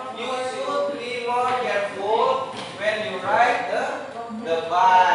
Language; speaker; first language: English; non-native, fluent; Indonesian